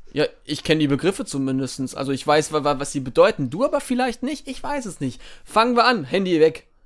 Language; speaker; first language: German; native; German